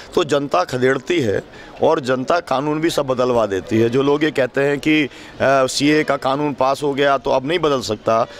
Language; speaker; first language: Hindi; native; Hindi